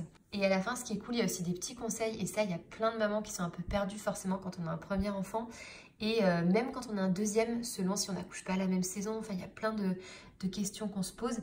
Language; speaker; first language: French; native; French